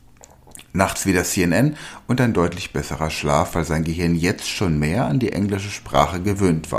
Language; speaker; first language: German; native; German